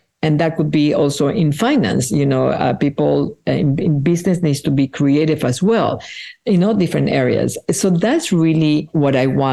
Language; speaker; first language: English; non-native, fluent; Spanish